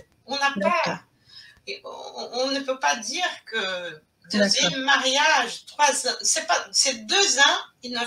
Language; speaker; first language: French; non-native, fluent; Portuguese